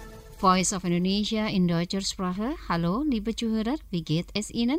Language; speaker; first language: German; non-native, fluent; Indonesian